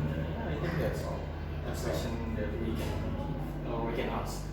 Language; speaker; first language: English; non-native, learner; Indonesian